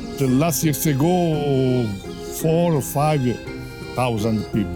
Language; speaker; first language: English; non-native, learner; Italian